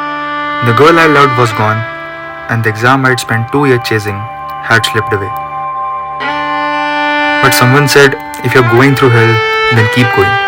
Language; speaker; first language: English; non-native, local second language; Hindi